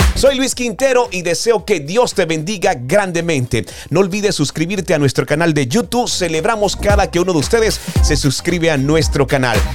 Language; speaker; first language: Spanish; native; Spanish